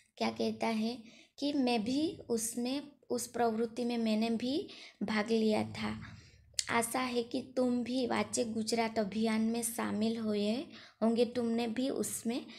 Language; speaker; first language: Hindi; non-native, local second language; Gujarati